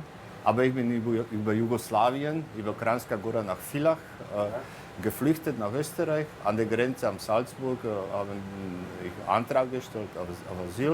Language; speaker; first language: German; non-native, fluent; Slovak